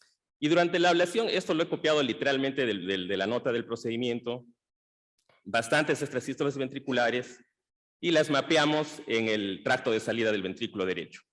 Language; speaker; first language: Spanish; native; Spanish